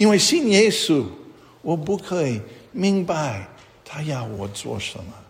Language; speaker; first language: Chinese; non-native, fluent; English